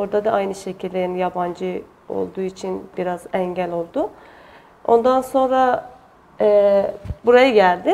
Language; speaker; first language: Turkish; non-native, fluent; Persian